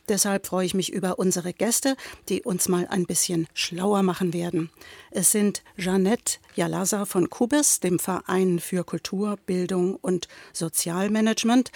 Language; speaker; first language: German; native; German